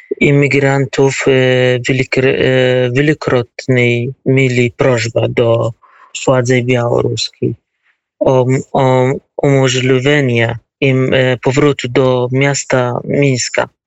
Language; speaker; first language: Polish; non-native, learner; Kurdish